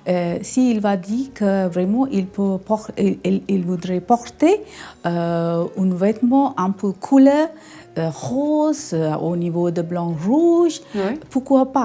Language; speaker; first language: French; non-native, learner; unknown